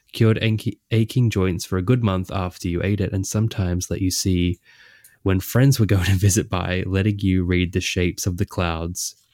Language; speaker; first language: English; native; English